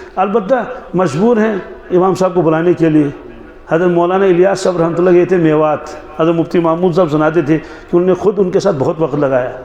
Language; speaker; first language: Urdu; non-native, local second language; Kashmiri